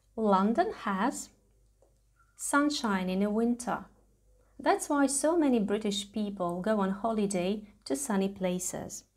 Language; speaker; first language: English; non-native, fluent; Latvian